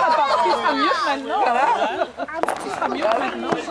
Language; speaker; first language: French; native; French